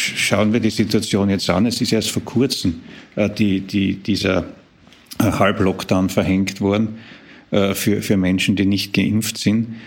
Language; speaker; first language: German; native; German